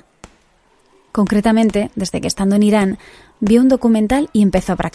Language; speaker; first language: Spanish; native; Spanish